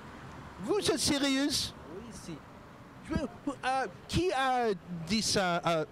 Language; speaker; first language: French; non-native, learner; English